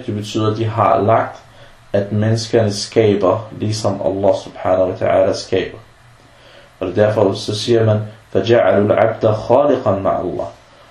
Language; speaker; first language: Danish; non-native, fluent; Arabic